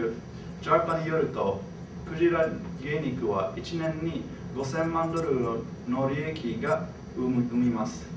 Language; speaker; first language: Japanese; non-native, fluent; English